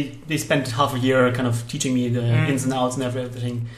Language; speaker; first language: English; non-native, fluent; Polish